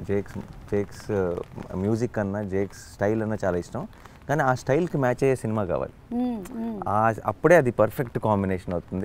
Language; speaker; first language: Telugu; native; Telugu